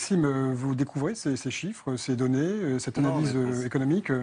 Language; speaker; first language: French; native; French